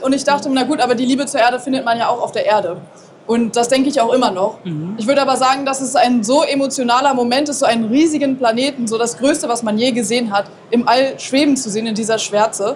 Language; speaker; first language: German; native; German